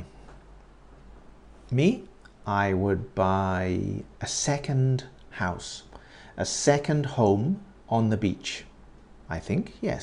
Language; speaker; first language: English; native; English